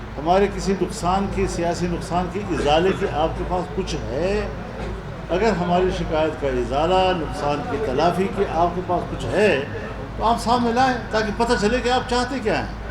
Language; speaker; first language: Urdu; non-native, local second language; Pashto